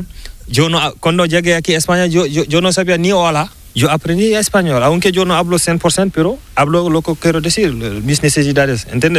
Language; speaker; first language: Spanish; non-native, learner; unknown